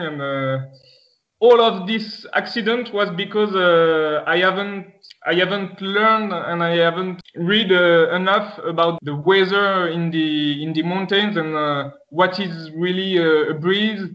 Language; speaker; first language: English; non-native, fluent; French